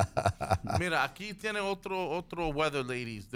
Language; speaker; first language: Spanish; early bilingual, other home language; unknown